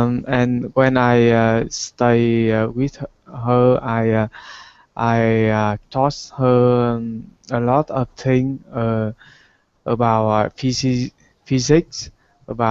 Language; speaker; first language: English; non-native, learner; Vietnamese